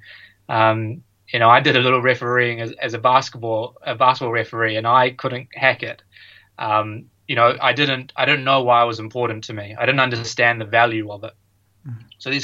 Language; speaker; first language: English; native; English